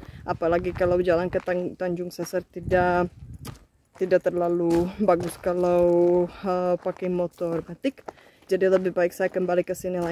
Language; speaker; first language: Indonesian; non-native, fluent; Czech